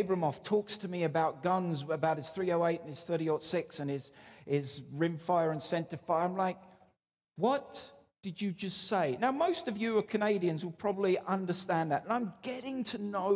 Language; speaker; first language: English; native; English